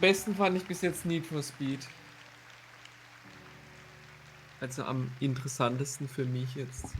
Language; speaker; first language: German; native; German